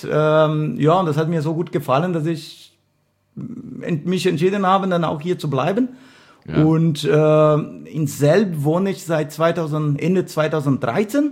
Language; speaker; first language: German; non-native, fluent; Portuguese